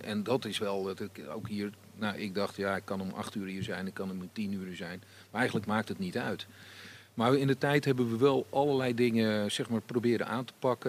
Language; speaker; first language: Dutch; native; Dutch